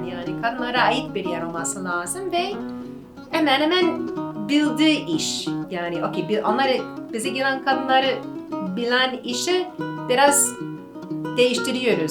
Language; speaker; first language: Turkish; non-native, learner; English